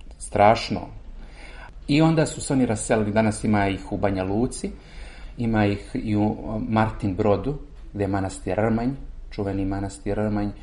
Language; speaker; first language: Serbian; native; Serbian